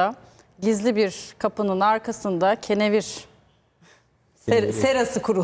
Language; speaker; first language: Turkish; native; Turkish